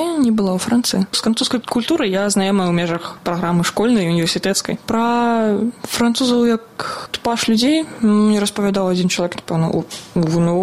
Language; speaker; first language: Belarusian; native; Belarusian